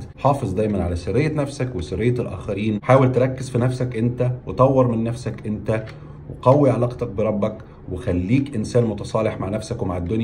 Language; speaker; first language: Arabic; native; Arabic